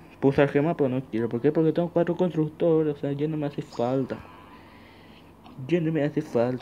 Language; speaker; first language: Spanish; native; Spanish